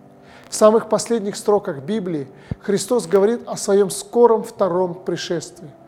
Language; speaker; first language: Russian; native; Russian